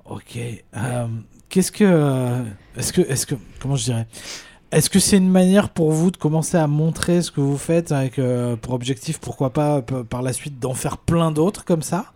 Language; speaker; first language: French; native; French